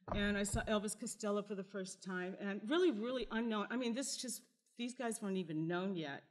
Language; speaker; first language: English; native; English